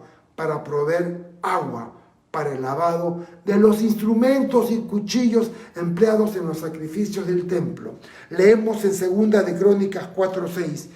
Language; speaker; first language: Spanish; native; Spanish